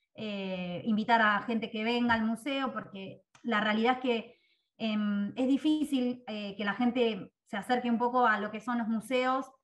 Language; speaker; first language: Spanish; native; Spanish